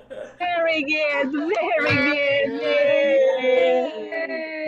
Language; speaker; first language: English; non-native, fluent; Romanian